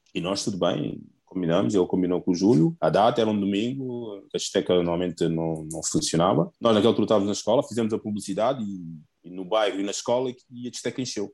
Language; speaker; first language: Portuguese; early bilingual, other home language; Upper Guinea Crioulo